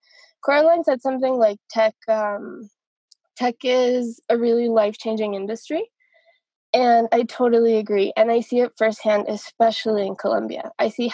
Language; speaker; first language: English; native; English